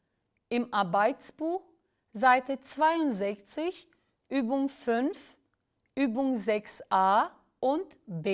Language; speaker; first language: German; non-native, fluent; Albanian